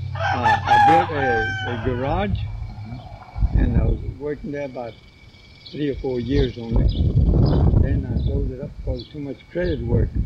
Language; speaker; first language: English; early bilingual, other home language; Spanish